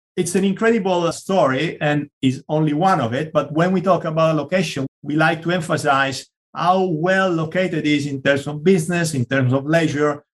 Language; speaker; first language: English; non-native, fluent; Italian